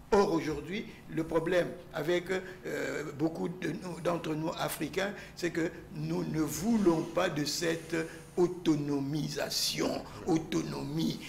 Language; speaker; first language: French; non-native, local second language; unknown